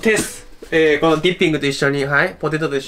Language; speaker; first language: Japanese; native; Japanese